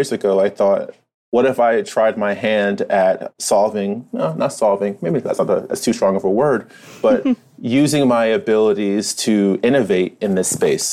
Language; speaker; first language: English; native; English